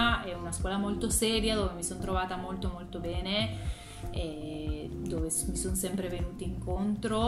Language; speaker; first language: Italian; non-native, fluent; Spanish